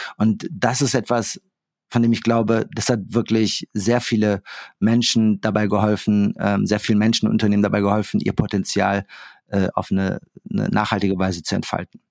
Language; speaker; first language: German; early bilingual, other home language; Arabic